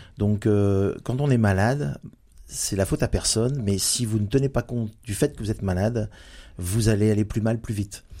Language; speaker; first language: French; native; French